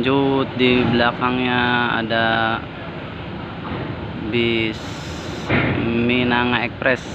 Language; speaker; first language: Indonesian; native; Indonesian